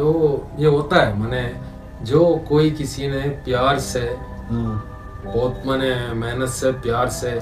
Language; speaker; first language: Hindi; non-native, local second language; Malayalam